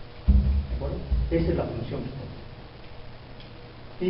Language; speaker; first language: Spanish; native; Spanish